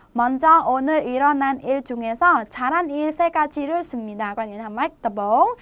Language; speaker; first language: Korean; non-native, fluent; Khmer